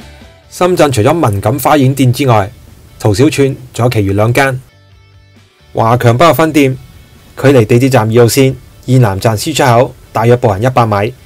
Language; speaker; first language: Chinese; non-native, local second language; Cantonese